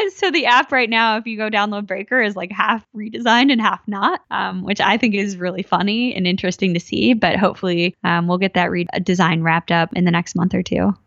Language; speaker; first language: English; native; English